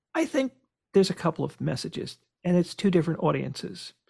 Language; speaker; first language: English; native; English